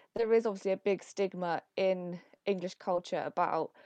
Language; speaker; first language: English; early bilingual, other home language; Italian